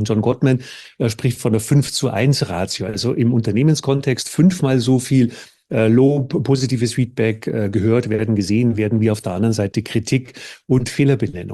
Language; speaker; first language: German; native; German